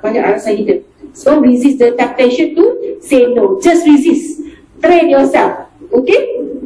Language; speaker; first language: English; non-native, local second language; Malay